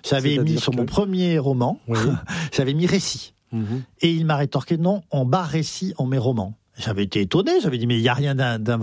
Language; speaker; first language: French; native; French